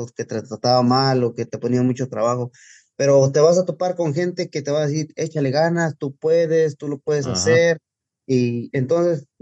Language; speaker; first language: Spanish; native; Spanish